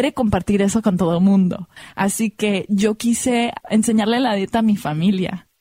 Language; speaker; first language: Spanish; early bilingual, heritage; Spanish